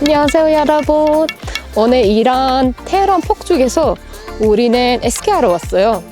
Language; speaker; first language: Korean; non-native, learner; Persian